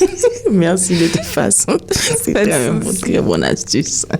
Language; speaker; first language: French; non-native, local second language; Haitian Creole